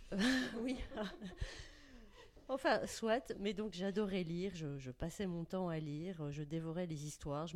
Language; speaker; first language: French; native; French